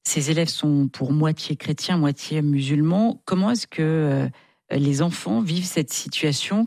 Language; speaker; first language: French; native; French